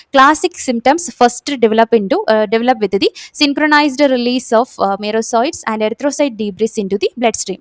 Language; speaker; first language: English; non-native, local second language; Malayalam